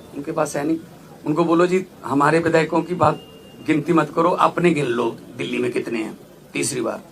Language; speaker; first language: Hindi; non-native, local second language; Punjabi